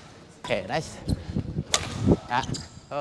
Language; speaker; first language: English; non-native, fluent; Indonesian